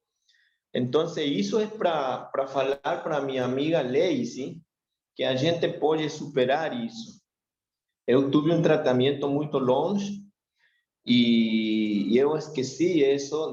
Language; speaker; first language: Portuguese; non-native, learner; Spanish